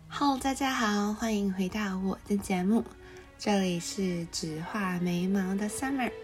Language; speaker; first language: Chinese; native; Chinese